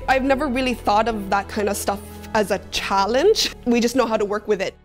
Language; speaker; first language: English; native; English